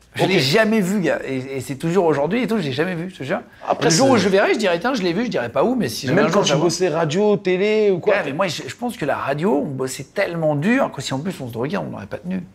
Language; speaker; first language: French; native; French